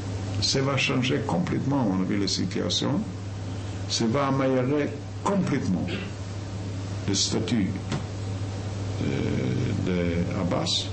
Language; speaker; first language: French; non-native, fluent; Yiddish